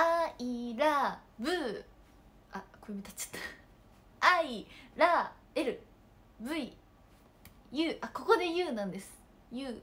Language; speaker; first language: Japanese; native; Japanese